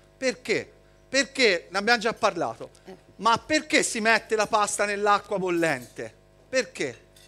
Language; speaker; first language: Italian; native; Italian